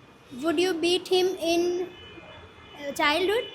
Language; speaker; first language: English; non-native, learner; Hindi